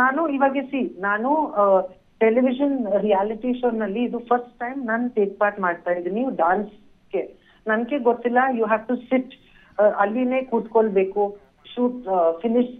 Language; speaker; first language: Kannada; non-native, learner; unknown